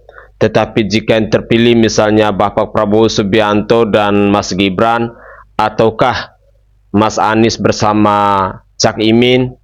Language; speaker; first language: Indonesian; native; Indonesian